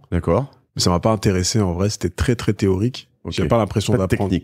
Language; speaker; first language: French; native; French